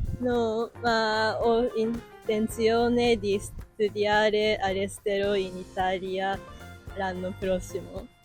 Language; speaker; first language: Italian; non-native, learner; Japanese